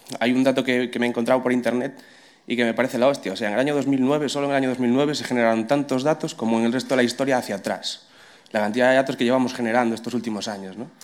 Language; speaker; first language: Spanish; non-native, local second language; Galician